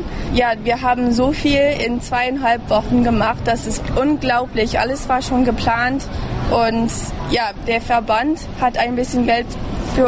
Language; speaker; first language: German; early bilingual, heritage; German